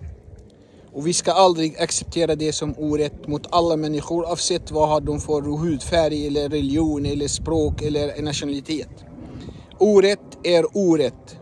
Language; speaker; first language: Swedish; non-native, fluent; Arabic